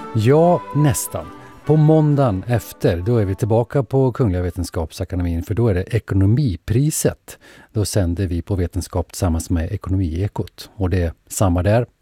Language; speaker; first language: Swedish; native; Swedish